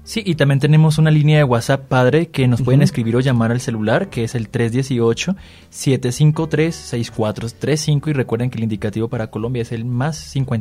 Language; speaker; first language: Spanish; native; Spanish